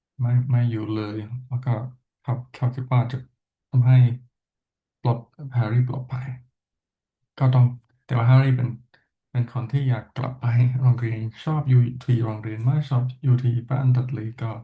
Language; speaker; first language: Thai; non-native, fluent; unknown